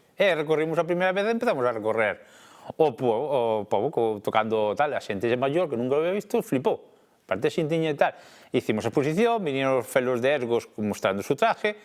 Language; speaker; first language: Galician; non-native, local second language; Spanish